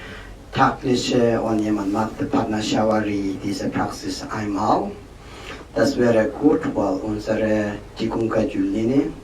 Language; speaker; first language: German; non-native, learner; Tibetan